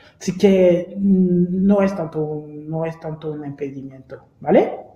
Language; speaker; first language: Spanish; non-native, fluent; French